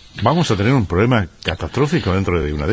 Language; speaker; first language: Spanish; native; Spanish